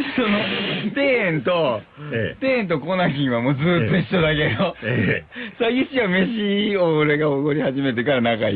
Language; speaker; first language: Japanese; native; Japanese